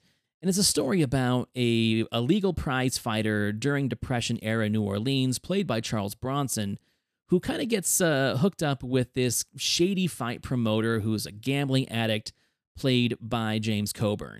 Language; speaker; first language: English; native; English